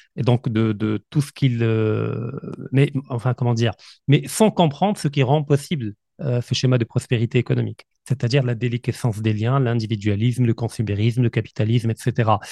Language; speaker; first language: French; non-native, local second language; Arabic